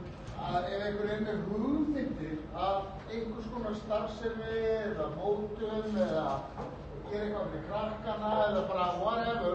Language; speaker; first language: Icelandic; native; Icelandic